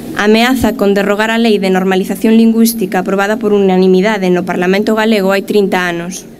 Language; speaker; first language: Galician; native; Galician